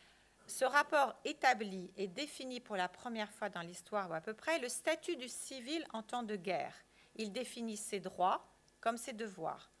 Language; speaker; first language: French; native; French